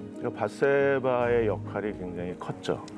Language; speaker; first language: Korean; native; Korean